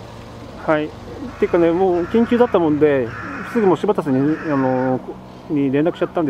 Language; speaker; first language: Japanese; native; Japanese